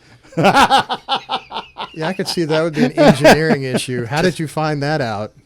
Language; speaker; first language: English; native; English